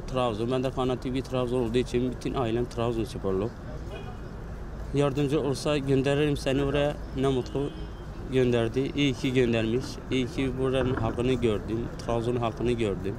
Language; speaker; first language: Turkish; non-native, local second language; Kurdish